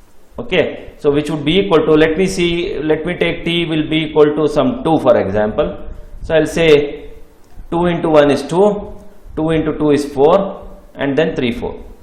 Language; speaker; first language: English; non-native, local second language; Kannada